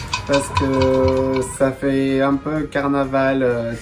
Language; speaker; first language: French; non-native, fluent; Spanish